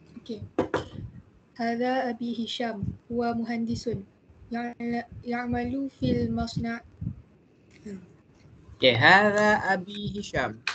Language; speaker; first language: Arabic; non-native, fluent; Malay